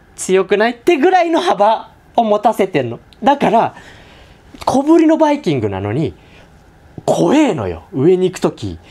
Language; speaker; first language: Japanese; native; Japanese